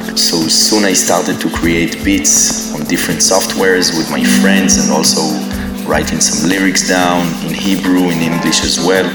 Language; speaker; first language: English; non-native, fluent; Hebrew